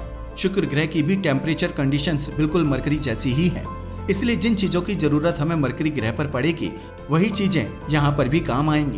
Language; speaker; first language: Hindi; native; Hindi